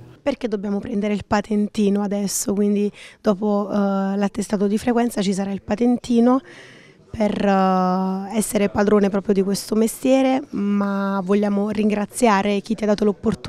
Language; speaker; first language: Italian; native; Italian